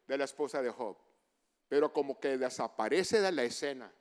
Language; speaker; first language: Spanish; early bilingual, heritage; Spanish